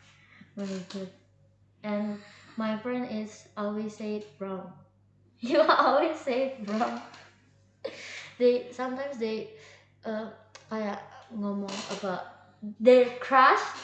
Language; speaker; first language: English; non-native, learner; Indonesian